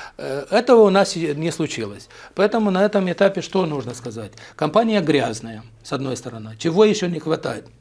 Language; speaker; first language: Russian; native; Russian